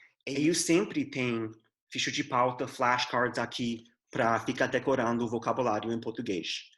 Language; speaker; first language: Portuguese; non-native, fluent; English